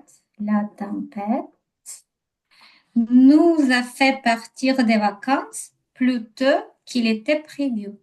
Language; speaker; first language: French; non-native, learner; Ukrainian